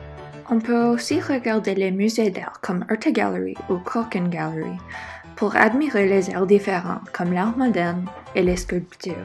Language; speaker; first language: French; non-native, learner; English